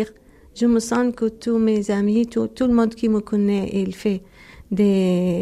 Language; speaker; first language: French; non-native, learner; Arabic